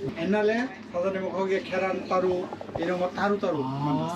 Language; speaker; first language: Korean; non-native, learner; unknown